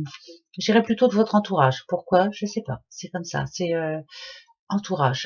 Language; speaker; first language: French; native; French